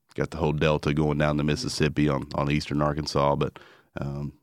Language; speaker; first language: English; native; English